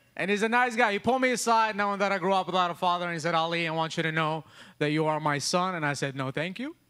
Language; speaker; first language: English; early bilingual, other home language; Arabic